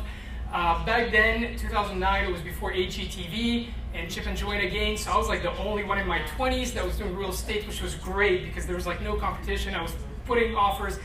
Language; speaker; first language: English; native; English